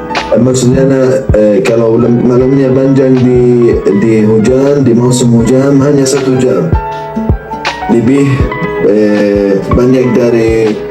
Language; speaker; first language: Indonesian; non-native, learner; Arabic